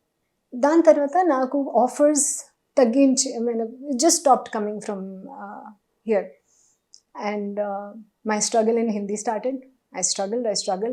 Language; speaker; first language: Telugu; non-native, local second language; Hindi